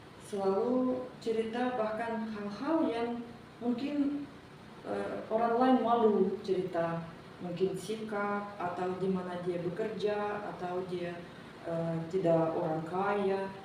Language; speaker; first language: Indonesian; non-native, learner; Russian